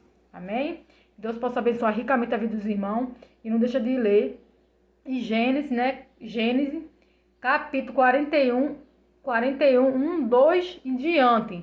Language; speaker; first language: Portuguese; native; Portuguese